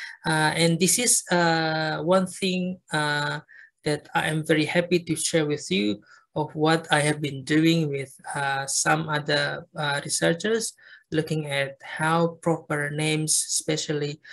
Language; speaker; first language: English; non-native, fluent; Indonesian